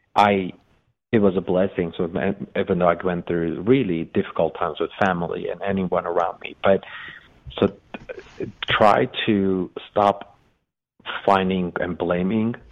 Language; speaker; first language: English; non-native, fluent; Persian